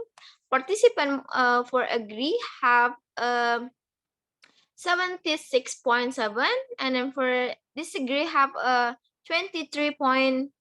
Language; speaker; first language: English; non-native, learner; Indonesian